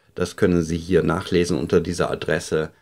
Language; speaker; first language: German; native; German